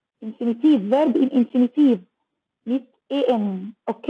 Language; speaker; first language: German; non-native, learner; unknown